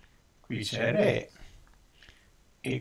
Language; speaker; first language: Italian; native; Italian